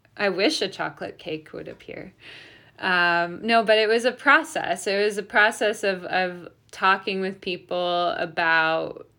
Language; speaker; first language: English; native; English